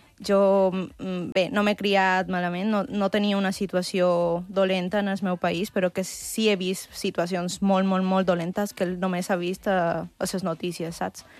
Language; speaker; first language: Catalan; early bilingual, other home language; Spanish